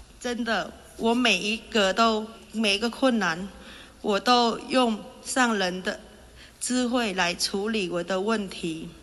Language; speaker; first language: Chinese; non-native, fluent; Vietnamese